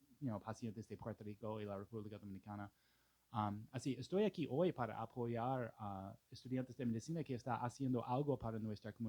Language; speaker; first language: Spanish; non-native, fluent; English